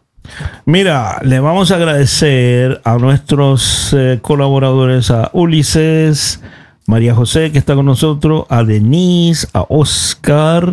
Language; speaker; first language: Spanish; native; Spanish